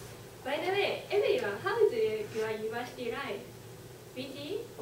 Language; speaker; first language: English; non-native, learner; Japanese